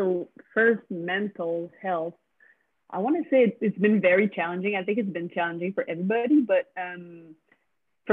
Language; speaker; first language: English; non-native, fluent; French